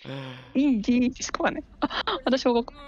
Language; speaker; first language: Japanese; native; Japanese